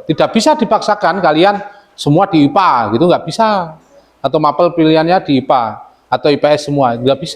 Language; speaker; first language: Indonesian; native; Indonesian